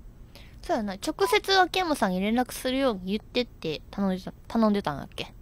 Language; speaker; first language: Japanese; native; Japanese